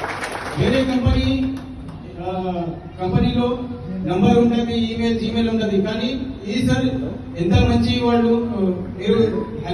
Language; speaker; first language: Telugu; non-native, local second language; Hindi